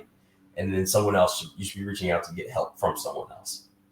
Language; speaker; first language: English; native; English